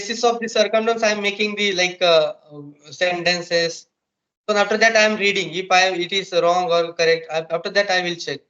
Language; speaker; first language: English; non-native, local second language; Marathi